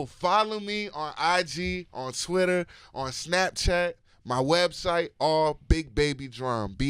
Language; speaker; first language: English; native; English